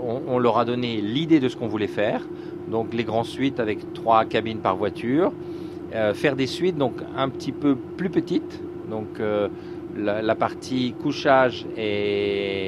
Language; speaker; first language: French; native; French